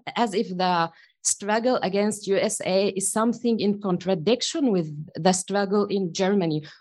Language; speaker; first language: English; non-native, fluent; Arabic